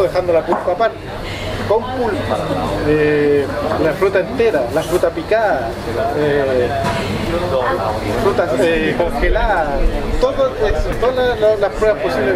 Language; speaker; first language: Spanish; native; Spanish